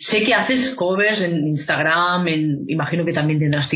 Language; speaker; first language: Spanish; native; Spanish